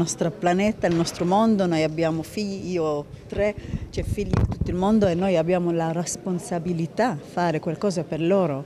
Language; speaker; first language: Italian; non-native, learner; Hebrew